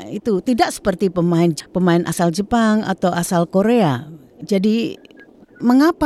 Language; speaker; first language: Indonesian; native; Indonesian